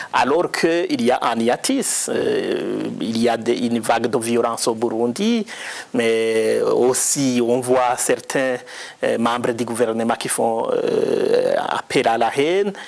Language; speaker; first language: French; non-native, local second language; Rundi